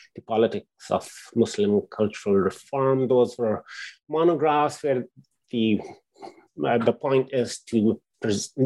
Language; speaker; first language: English; non-native, local second language; Urdu